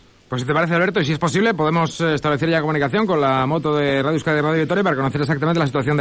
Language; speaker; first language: Spanish; native; Spanish